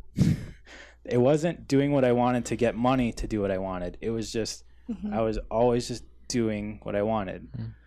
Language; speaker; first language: English; native; English